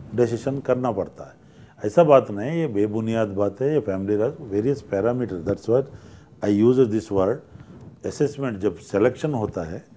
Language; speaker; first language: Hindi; non-native, local second language; Telugu